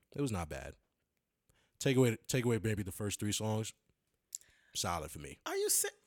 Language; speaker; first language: English; native; English